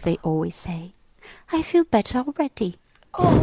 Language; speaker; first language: English; non-native, fluent; Portuguese